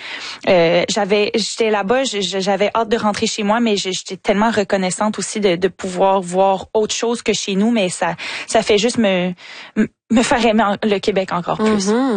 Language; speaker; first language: French; native; French